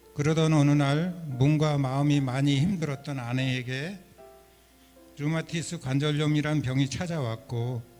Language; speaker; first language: Korean; native; Korean